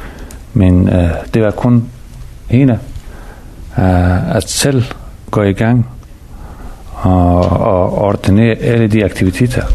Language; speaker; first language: Danish; non-native, learner; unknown